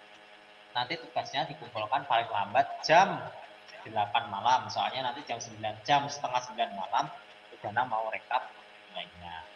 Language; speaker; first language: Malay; non-native, local second language; Javanese